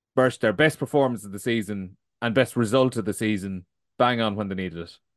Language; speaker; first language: English; native; English